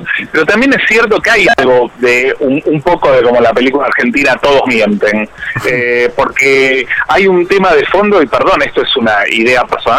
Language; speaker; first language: Spanish; native; Spanish